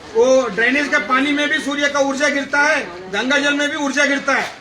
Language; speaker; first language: Hindi; non-native, local second language; Telugu